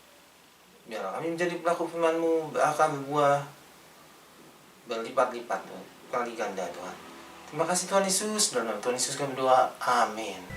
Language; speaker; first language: Indonesian; native; Indonesian